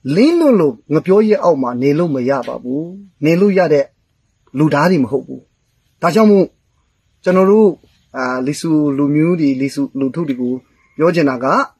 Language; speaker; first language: Burmese; non-native, local second language; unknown